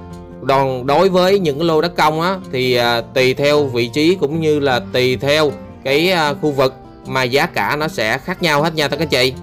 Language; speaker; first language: Vietnamese; native; Vietnamese